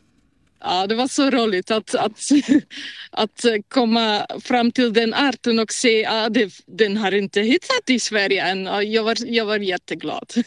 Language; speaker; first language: Swedish; non-native, fluent; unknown